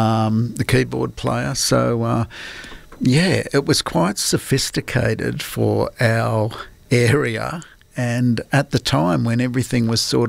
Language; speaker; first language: English; native; English